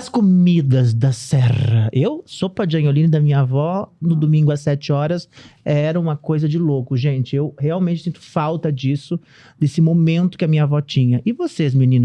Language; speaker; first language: Portuguese; native; Portuguese